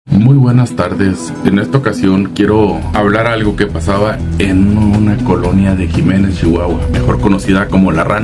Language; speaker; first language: Spanish; native; Spanish